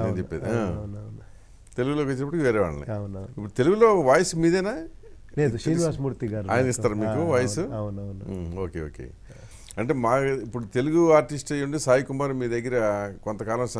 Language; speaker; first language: Telugu; native; Telugu